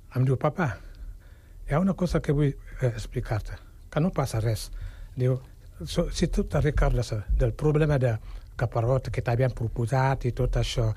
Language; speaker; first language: Catalan; non-native, fluent; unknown